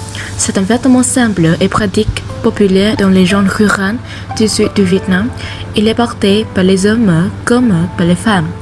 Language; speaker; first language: French; non-native, learner; Vietnamese